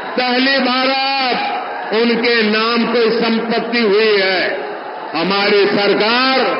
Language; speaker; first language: Hindi; non-native, local second language; Gujarati